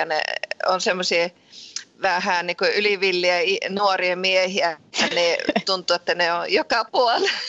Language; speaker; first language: Finnish; early bilingual, heritage; Finnish